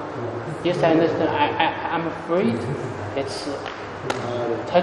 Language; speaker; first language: English; non-native, learner; Chinese